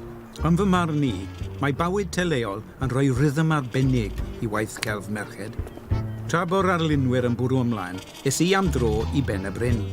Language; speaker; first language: Welsh; native; Welsh